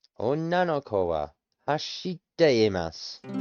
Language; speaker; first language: Japanese; non-native, learner; English